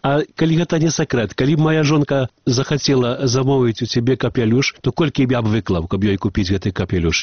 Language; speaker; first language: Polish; non-native, local second language; Belarusian